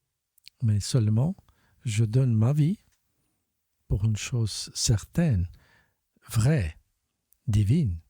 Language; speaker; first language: French; non-native, fluent; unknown